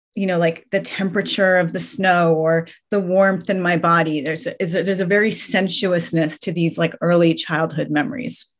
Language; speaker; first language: English; early bilingual, other home language; Persian